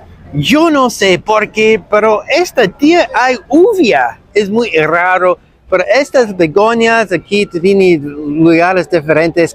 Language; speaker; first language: Spanish; non-native, learner; English